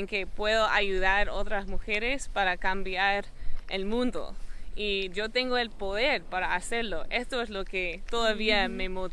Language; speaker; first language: Spanish; non-native, fluent; English